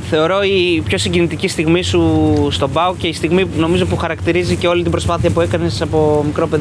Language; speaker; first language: Greek; native; Greek